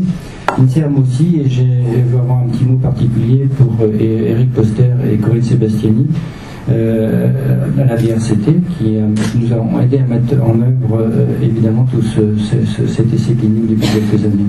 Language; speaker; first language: French; native; French